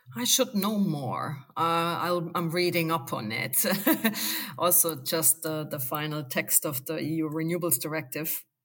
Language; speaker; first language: English; non-native, fluent; German